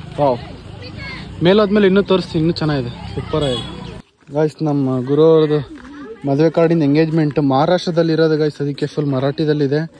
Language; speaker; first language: Kannada; native; Kannada